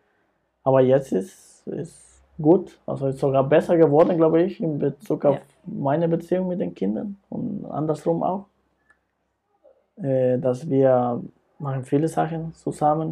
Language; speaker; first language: German; non-native, fluent; Spanish